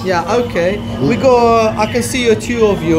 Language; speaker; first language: English; non-native, learner; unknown